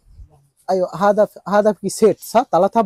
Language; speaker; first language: Arabic; non-native, learner; Bangla